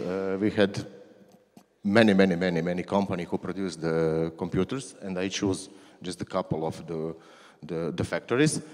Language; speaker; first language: English; non-native, learner; Croatian